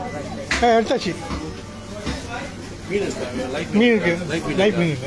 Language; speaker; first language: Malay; non-native, local second language; Tamil